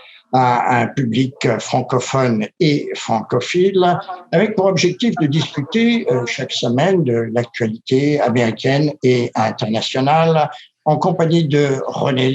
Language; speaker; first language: French; native; French